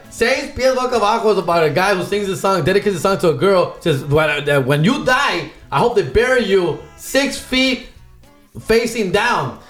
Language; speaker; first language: English; native; English